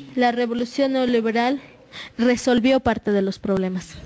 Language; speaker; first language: Spanish; non-native, fluent; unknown